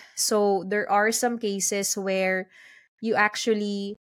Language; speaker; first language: English; non-native, local second language; Filipino